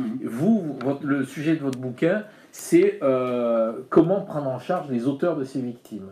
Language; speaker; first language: French; native; French